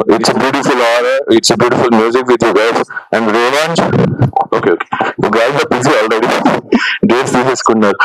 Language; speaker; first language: English; non-native, local second language; Telugu